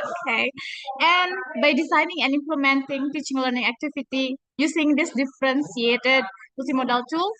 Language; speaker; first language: English; non-native, learner; Indonesian